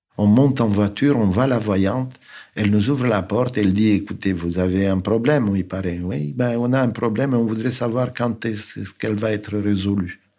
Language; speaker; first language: French; non-native, fluent; Romanian